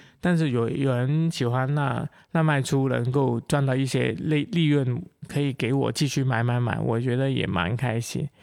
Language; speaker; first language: Chinese; non-native, local second language; Cantonese